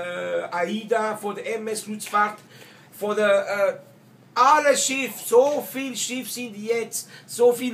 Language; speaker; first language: German; non-native, learner; Italian